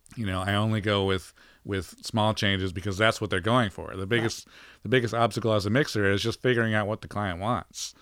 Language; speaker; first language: English; native; English